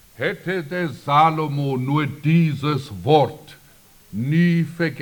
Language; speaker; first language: German; early bilingual, heritage; German